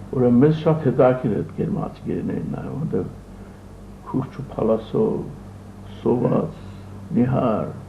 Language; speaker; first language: Armenian; early bilingual, other home language; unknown